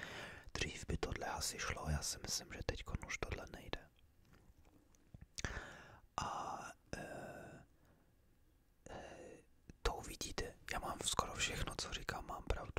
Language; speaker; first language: Czech; early bilingual, heritage; English